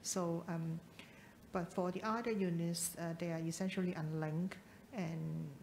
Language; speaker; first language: English; non-native, local second language; Chinese